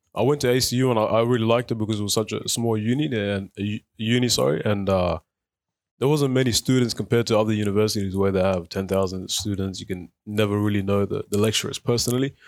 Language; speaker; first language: English; early bilingual, other home language; Arabic